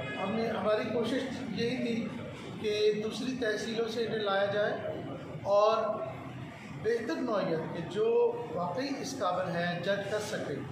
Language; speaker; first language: Urdu; non-native, local second language; Punjabi